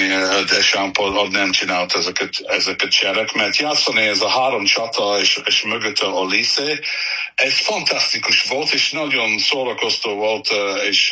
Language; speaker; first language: Hungarian; non-native, fluent; English